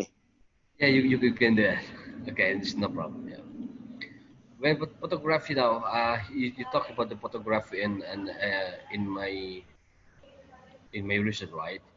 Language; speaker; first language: English; non-native, learner; Indonesian